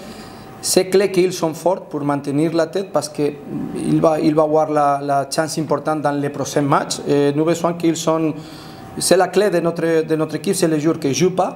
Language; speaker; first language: French; non-native, fluent; Spanish